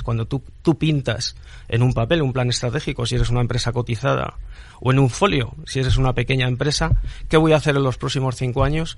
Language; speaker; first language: Spanish; native; Spanish